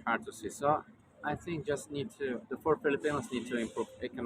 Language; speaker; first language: English; non-native, learner; Russian